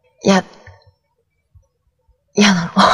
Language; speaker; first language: Japanese; native; Japanese